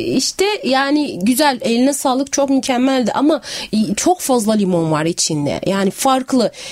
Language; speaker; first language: Turkish; non-native, fluent; Arabic